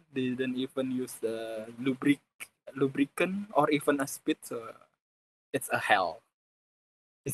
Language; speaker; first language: English; non-native, fluent; Indonesian